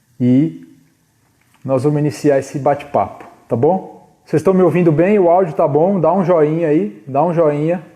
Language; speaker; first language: Portuguese; native; Portuguese